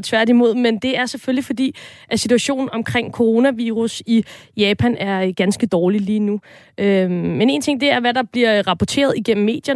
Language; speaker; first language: Danish; native; Danish